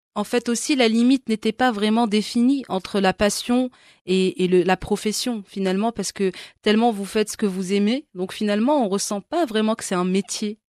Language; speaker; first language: French; non-native, local second language; Arabic